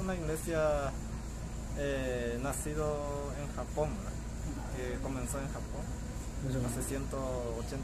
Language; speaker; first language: Spanish; early bilingual, other home language; Japanese